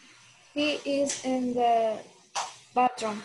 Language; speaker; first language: English; non-native, learner; Spanish